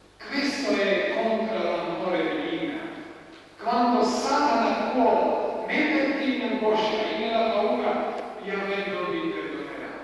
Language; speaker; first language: Italian; non-native, fluent; Croatian